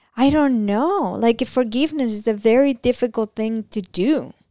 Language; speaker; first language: English; non-native, fluent; Spanish